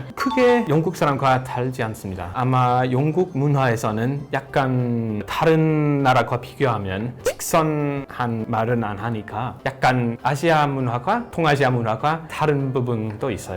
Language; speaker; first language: Korean; non-native, fluent; English